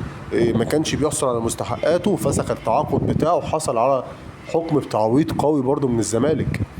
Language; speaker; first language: Arabic; native; Arabic